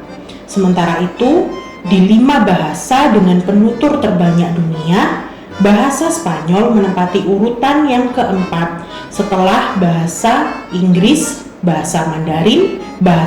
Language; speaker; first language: Indonesian; native; Indonesian